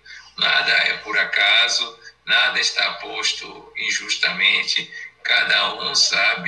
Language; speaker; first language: Portuguese; native; Portuguese